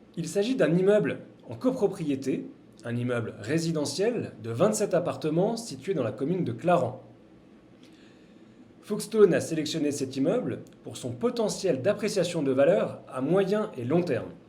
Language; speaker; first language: French; native; French